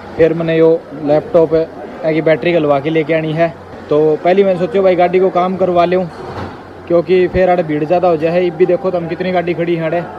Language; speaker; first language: Hindi; native; Hindi